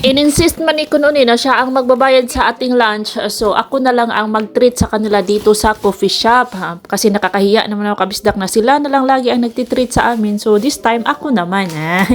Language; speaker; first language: Filipino; non-native, local second language; Cebuano